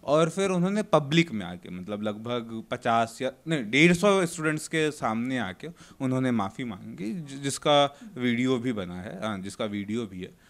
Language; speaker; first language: Hindi; native; Hindi